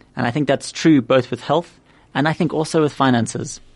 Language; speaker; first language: English; native; English